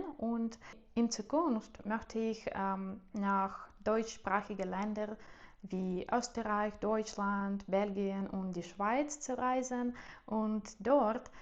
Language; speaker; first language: German; non-native, learner; Russian